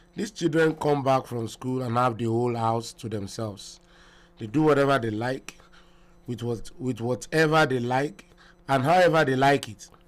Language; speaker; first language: English; non-native, local second language; Yoruba